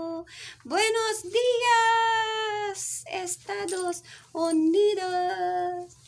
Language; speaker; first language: Spanish; non-native, learner; Filipino